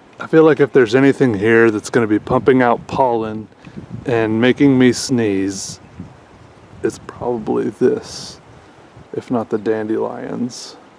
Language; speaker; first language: English; native; English